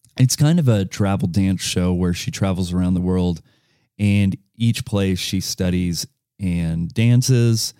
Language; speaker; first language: English; native; English